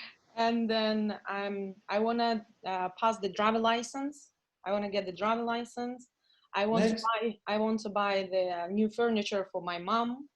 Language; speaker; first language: English; non-native, fluent; Russian